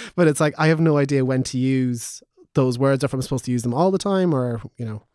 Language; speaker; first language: English; native; English